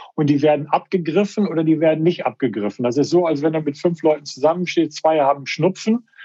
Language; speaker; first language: German; native; German